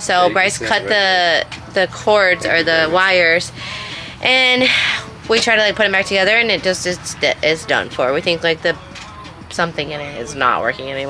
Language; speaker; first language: English; native; English